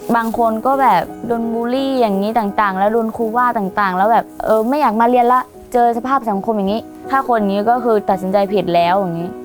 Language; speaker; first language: Thai; non-native, local second language; Hmong